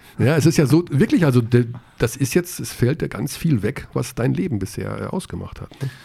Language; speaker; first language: German; native; German